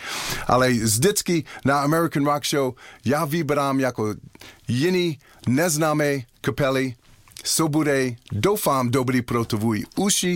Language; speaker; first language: Czech; non-native, learner; English